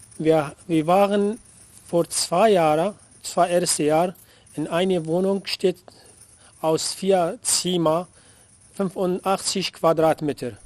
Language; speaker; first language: German; non-native, learner; Arabic